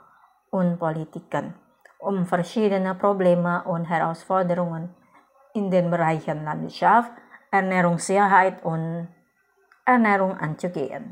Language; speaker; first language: German; non-native, fluent; Indonesian